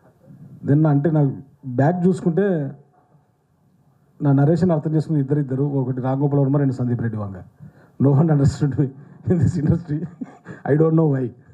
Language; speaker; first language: Telugu; native; Telugu